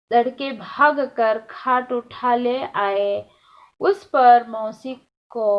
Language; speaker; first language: Hindi; non-native, local second language; Kannada